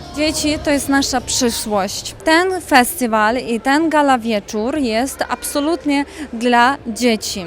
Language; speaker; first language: Polish; non-native, learner; Ukrainian